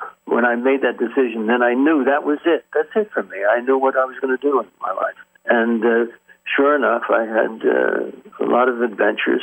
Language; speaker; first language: English; native; English